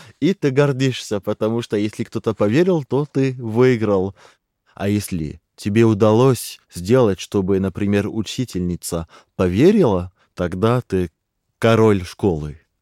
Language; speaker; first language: Russian; non-native, fluent; French